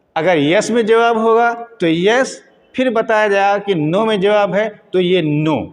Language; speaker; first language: Hindi; native; Hindi